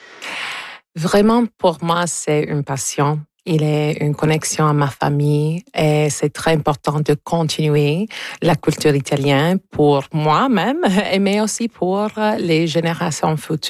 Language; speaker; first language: French; non-native, local second language; English